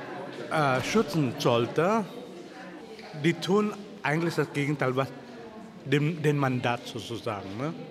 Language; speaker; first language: German; non-native, fluent; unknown